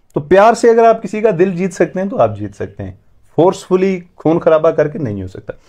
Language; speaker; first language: Hindi; native; Hindi